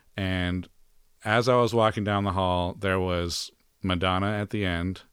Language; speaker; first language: English; native; English